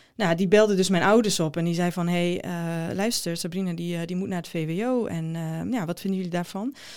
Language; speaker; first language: Dutch; early bilingual, other home language; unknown